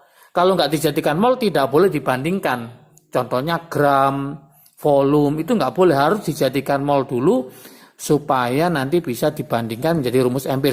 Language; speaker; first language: Indonesian; native; Indonesian